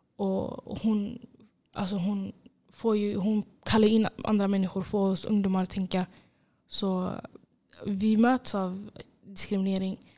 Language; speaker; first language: Swedish; early bilingual, other home language; Somali